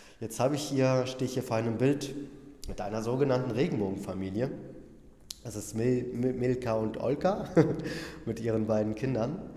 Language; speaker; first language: German; early bilingual, other home language; Polish